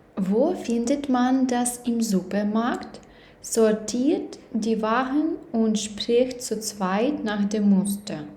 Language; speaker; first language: German; non-native, fluent; Ukrainian